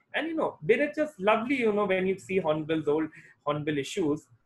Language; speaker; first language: English; non-native, local second language; Hindi